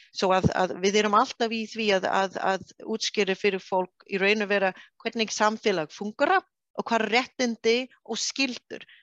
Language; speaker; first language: Icelandic; non-native, fluent; English